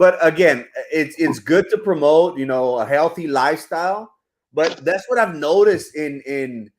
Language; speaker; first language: English; early bilingual, other home language; Spanish